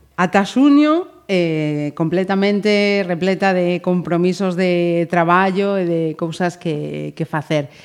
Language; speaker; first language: Galician; native; Galician